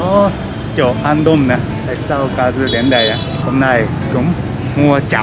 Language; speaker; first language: Vietnamese; non-native, learner; Japanese